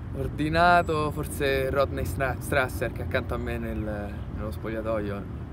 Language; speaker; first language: Italian; native; Italian